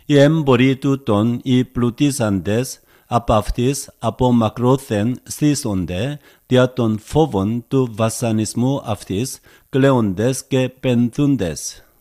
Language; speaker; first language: Greek; non-native, fluent; Korean